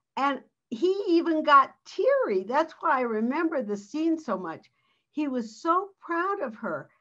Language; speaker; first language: English; early bilingual, other home language; Spanish